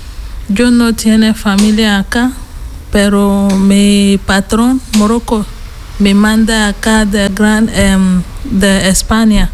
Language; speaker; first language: Spanish; non-native, learner; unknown